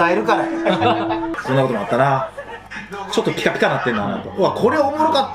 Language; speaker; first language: Japanese; native; Japanese